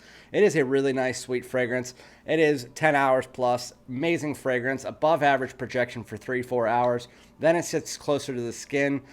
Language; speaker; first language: English; native; English